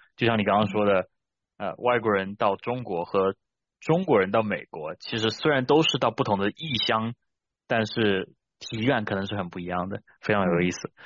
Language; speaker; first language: Chinese; native; Chinese